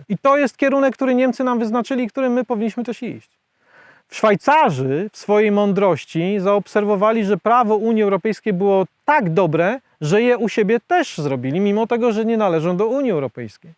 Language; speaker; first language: Polish; native; Polish